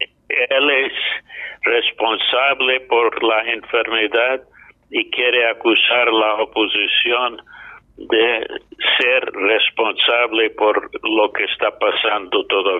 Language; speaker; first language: Spanish; non-native, fluent; English